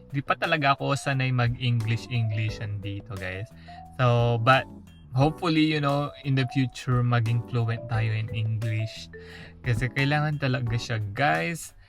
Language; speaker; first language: Filipino; non-native, local second language; Pampanga